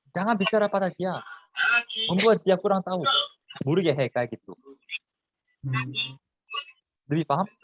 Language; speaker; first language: Indonesian; non-native, fluent; Korean